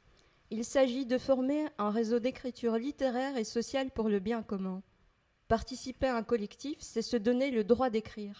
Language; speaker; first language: French; native; French